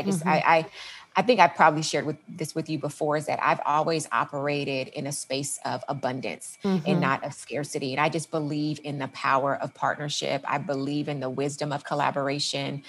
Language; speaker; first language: English; native; English